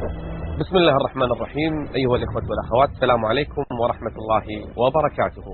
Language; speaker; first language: Arabic; native; Arabic